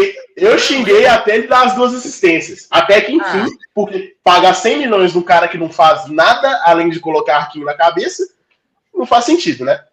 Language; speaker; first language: Portuguese; native; Portuguese